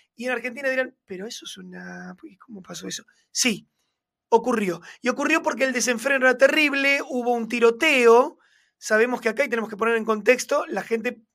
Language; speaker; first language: Spanish; native; Spanish